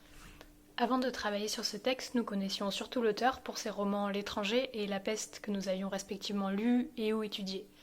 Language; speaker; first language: French; native; French